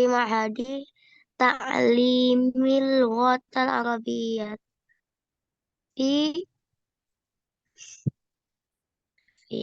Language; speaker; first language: Arabic; non-native, learner; Indonesian